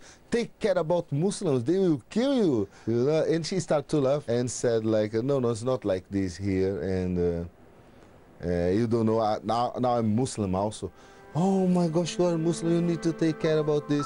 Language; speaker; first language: English; non-native, learner; Portuguese